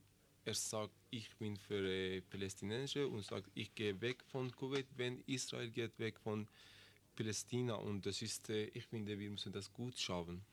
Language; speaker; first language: German; non-native, learner; Persian